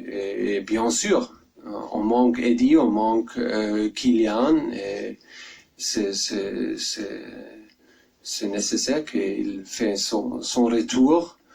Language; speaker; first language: French; non-native, learner; German